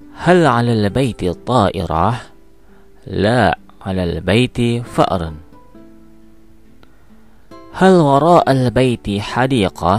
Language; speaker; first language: Arabic; non-native, fluent; Indonesian